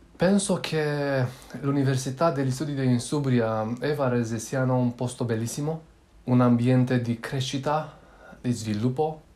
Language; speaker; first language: Italian; non-native, learner; Romanian